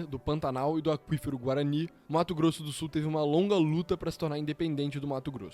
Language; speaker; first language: Portuguese; native; Portuguese